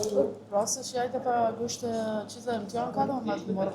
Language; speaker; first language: Persian; native; Persian